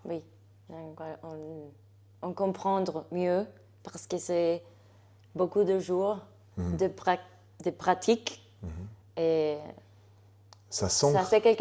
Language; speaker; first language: French; non-native, fluent; Spanish